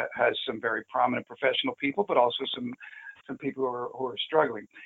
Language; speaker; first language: English; native; English